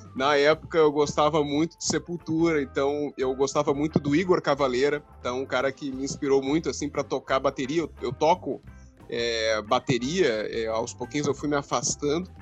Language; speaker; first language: Portuguese; native; Portuguese